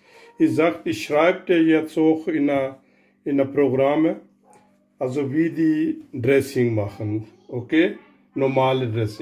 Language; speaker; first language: German; non-native, learner; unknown